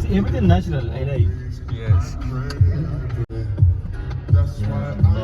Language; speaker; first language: English; non-native, learner; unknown